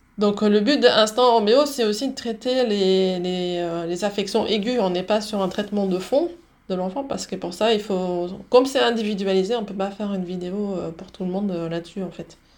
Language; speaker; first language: French; early bilingual, other home language; Dutch